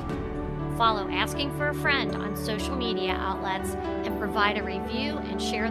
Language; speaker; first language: English; native; English